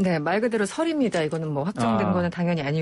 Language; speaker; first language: Korean; native; Korean